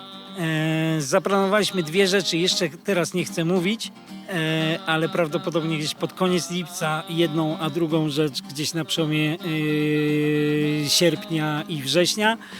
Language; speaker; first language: Polish; native; Polish